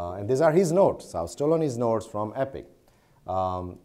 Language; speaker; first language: English; non-native, local second language; Gujarati